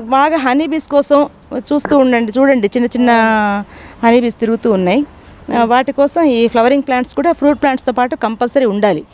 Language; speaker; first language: Telugu; native; Telugu